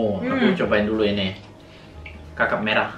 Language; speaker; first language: Indonesian; native; Indonesian